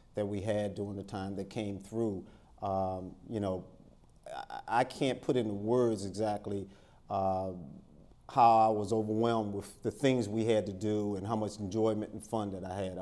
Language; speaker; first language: English; native; English